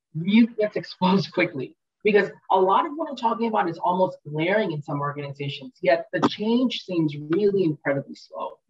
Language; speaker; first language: English; native; English